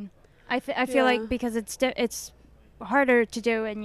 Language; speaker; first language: English; non-native, fluent; Swedish